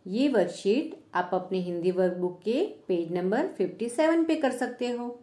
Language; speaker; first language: Hindi; native; Hindi